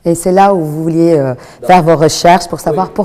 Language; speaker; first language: French; non-native, local second language; Arabic